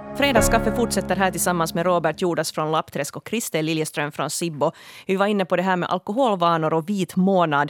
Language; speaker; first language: Swedish; native; Swedish